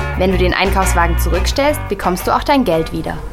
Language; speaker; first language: German; native; German